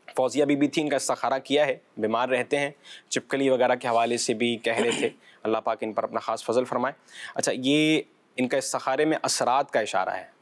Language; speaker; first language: Urdu; non-native, local second language; Punjabi